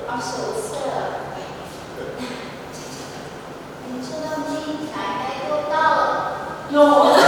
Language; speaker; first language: Chinese; non-native, fluent; Indonesian